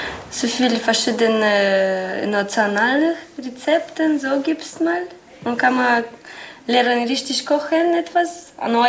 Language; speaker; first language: German; non-native, learner; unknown